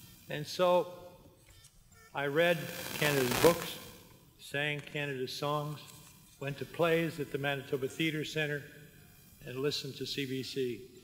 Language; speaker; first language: English; early bilingual, other home language; Dutch